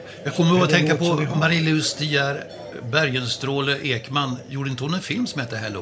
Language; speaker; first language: Swedish; native; Swedish